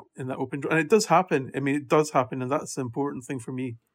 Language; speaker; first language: English; native; English